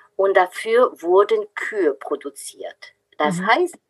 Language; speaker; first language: German; non-native, fluent; French